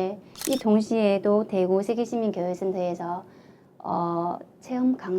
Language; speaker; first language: Korean; non-native, fluent; Chinese